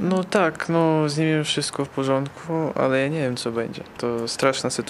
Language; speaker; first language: Polish; non-native, learner; Ukrainian